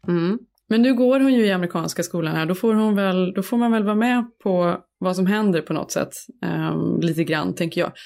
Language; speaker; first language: Swedish; native; Swedish